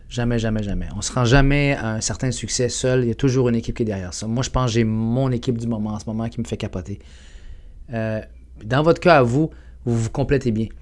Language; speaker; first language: French; early bilingual, other home language; Arabic